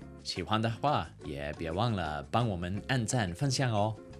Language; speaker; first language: Chinese; non-native, fluent; English